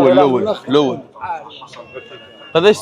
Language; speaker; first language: Arabic; native; Arabic